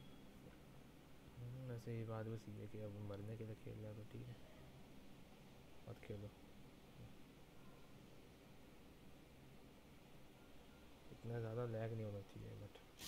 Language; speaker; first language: Hindi; native; Hindi